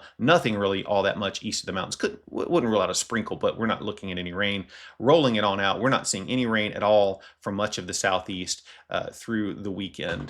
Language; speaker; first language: English; native; English